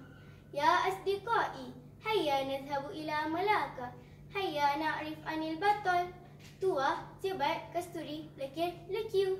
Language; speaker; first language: Arabic; non-native, learner; Malay